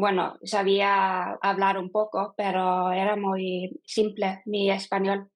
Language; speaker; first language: Spanish; non-native, fluent; Norwegian